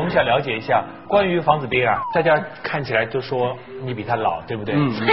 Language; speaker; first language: Chinese; native; Chinese